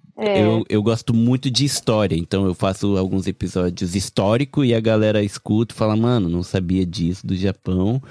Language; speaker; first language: Portuguese; early bilingual, heritage; Japanese